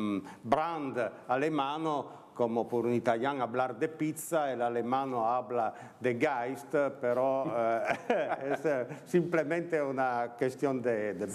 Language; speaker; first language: Spanish; non-native, learner; Italian